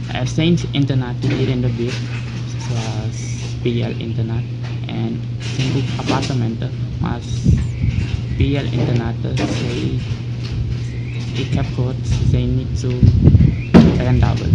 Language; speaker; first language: Dutch; non-native, local second language; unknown